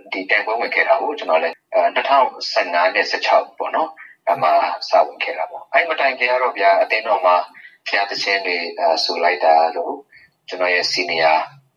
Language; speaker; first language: Burmese; non-native, local second language; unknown